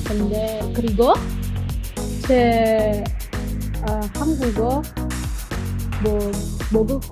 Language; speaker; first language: Korean; non-native, learner; Indonesian